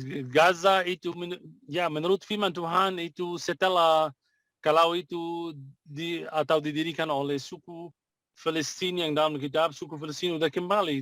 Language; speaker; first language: Indonesian; non-native, fluent; Arabic